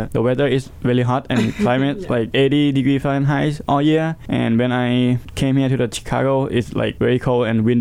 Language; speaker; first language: English; non-native, learner; Thai